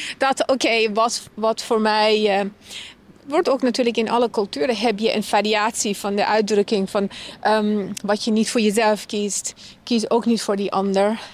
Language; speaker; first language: Dutch; non-native, fluent; Persian